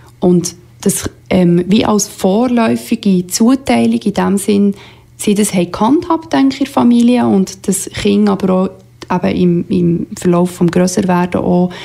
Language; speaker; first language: German; native; German